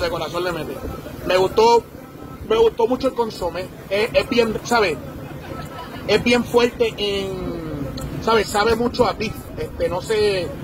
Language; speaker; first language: Spanish; native; Spanish